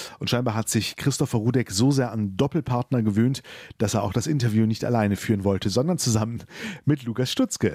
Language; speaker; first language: German; native; German